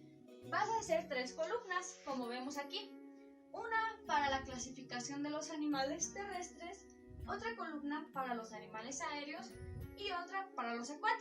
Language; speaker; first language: Spanish; native; Spanish